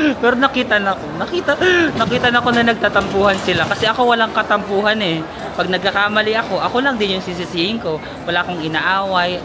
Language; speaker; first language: Filipino; non-native, local second language; Waray